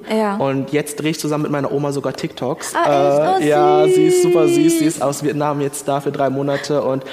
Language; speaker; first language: German; native; German